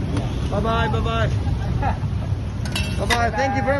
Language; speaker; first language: English; non-native, learner; Dutch